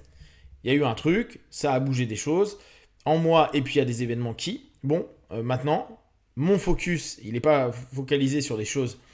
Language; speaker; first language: French; native; French